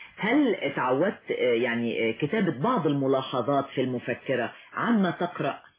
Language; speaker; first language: Arabic; native; Arabic